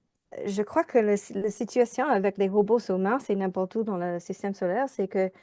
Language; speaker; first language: French; non-native, fluent; English